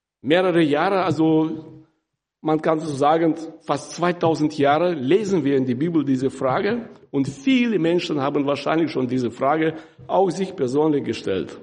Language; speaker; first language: German; non-native, fluent; Russian